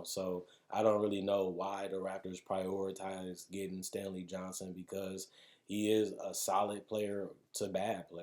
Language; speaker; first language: English; native; English